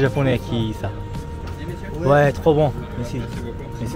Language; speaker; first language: French; non-native, learner; Japanese